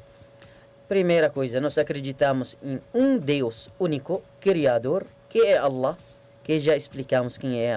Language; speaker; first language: Portuguese; non-native, learner; Arabic